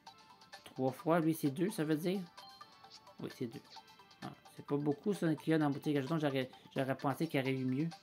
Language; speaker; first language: French; native; French